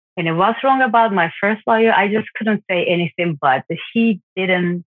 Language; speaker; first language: English; non-native, fluent; Japanese